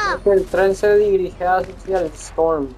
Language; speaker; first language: Spanish; early bilingual, heritage; Spanish